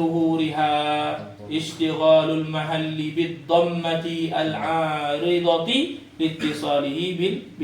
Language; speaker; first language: Arabic; non-native, fluent; Malay